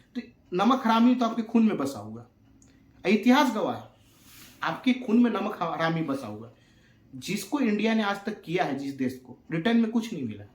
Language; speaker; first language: Hindi; native; Hindi